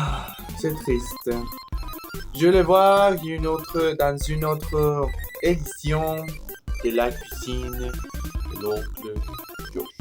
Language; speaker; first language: French; non-native, learner; Spanish